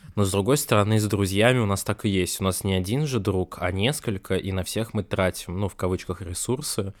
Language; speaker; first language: Russian; native; Russian